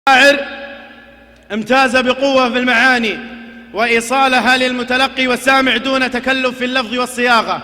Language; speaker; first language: Arabic; native; Arabic